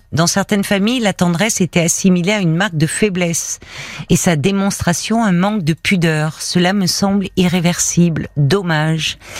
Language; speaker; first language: French; native; French